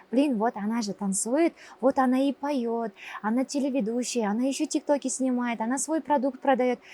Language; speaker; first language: Russian; non-native, local second language; Kazakh